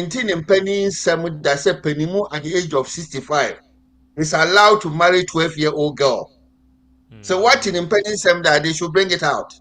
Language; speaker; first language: English; non-native, local second language; Akan